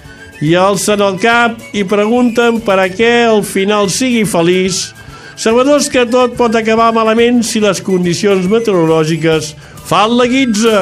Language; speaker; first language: Catalan; native; Catalan